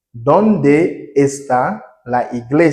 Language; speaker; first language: Spanish; non-native, learner; Haitian Creole